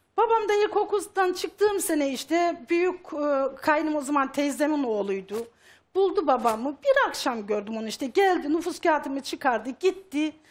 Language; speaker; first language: Turkish; native; Turkish